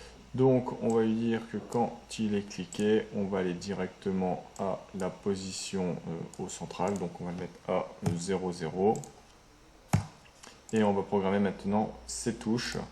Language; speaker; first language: French; native; French